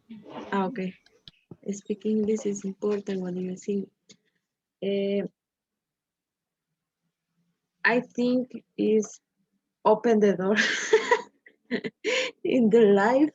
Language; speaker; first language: English; non-native, learner; Spanish